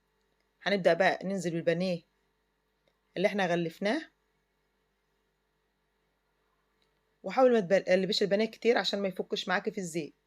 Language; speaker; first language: Arabic; native; Arabic